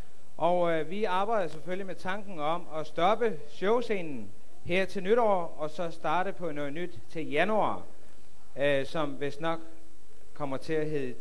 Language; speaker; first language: Danish; native; Danish